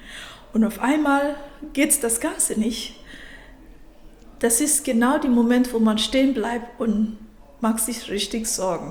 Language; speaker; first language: German; non-native, fluent; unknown